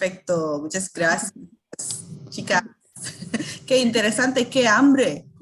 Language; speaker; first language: Spanish; non-native, fluent; Indonesian